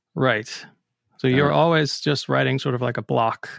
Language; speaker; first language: English; non-native, fluent; Icelandic